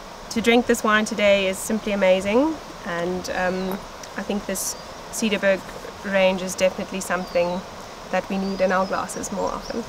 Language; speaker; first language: English; non-native, local second language; Afrikaans